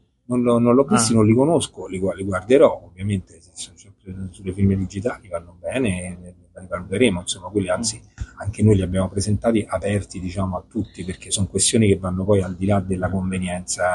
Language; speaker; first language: Italian; native; Italian